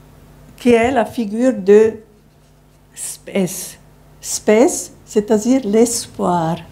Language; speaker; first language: French; non-native, fluent; Italian